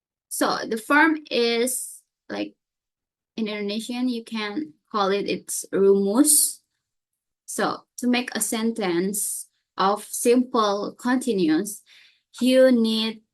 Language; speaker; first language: English; non-native, learner; Indonesian